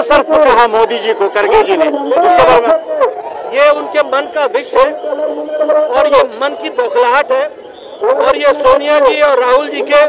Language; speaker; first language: Hindi; native; Hindi